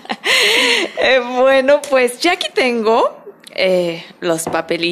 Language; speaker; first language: Spanish; native; Spanish